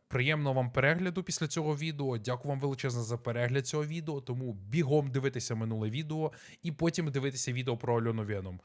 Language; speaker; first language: Ukrainian; native; Ukrainian